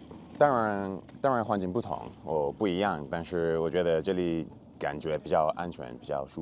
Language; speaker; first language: Chinese; non-native, fluent; English